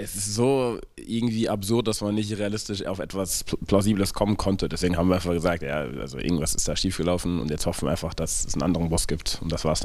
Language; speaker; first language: German; native; German